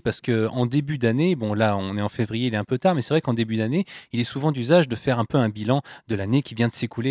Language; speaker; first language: French; native; French